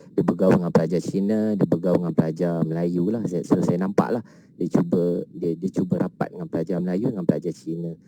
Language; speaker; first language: Malay; native; Malay